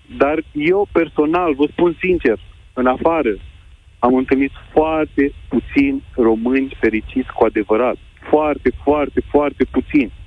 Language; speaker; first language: Romanian; native; Romanian